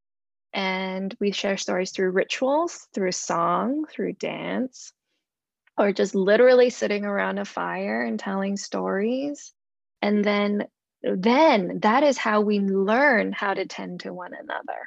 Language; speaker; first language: English; non-native, local second language; Cantonese